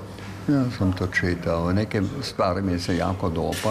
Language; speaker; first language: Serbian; non-native, fluent; German